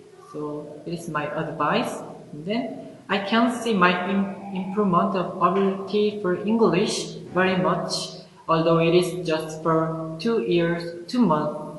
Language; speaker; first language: English; non-native, learner; Korean